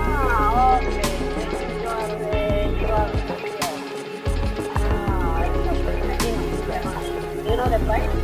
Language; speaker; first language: English; non-native, learner; Spanish